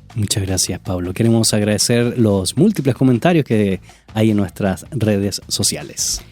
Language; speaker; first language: Spanish; native; Spanish